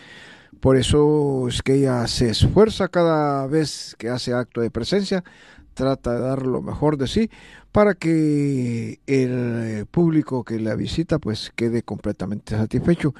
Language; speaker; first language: Spanish; native; Spanish